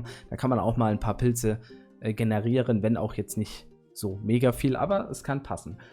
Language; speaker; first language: German; native; German